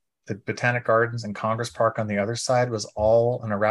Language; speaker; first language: English; native; English